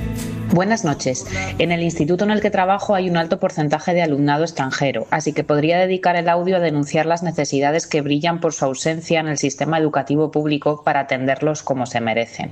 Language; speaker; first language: Spanish; native; Spanish